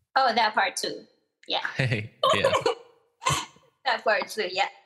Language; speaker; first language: English; early bilingual, other home language; Arabic